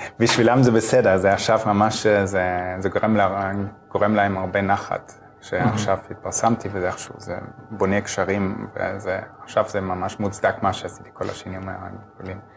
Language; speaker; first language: Hebrew; non-native, fluent; German